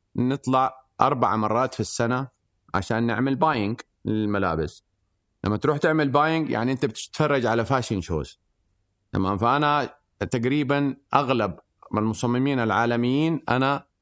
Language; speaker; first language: Arabic; native; Arabic